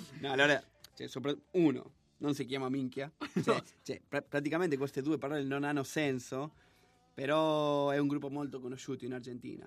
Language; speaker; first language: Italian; non-native, fluent; Spanish